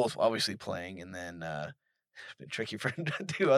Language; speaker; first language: English; native; English